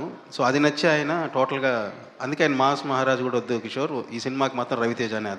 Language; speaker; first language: Telugu; native; Telugu